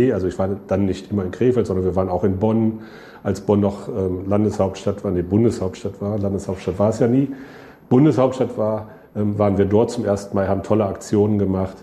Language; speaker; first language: German; native; German